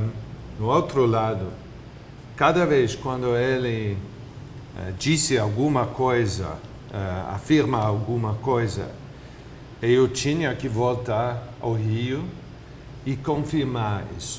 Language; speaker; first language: Portuguese; non-native, fluent; English